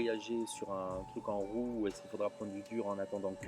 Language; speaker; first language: French; native; French